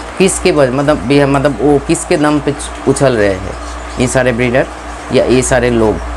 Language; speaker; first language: Hindi; non-native, local second language; Bangla